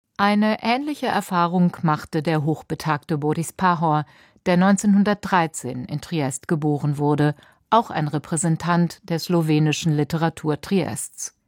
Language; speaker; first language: German; native; German